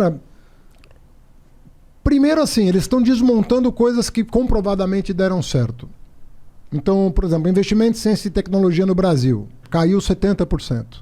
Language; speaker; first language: Portuguese; native; Portuguese